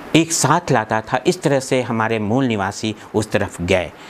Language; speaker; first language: Hindi; native; Hindi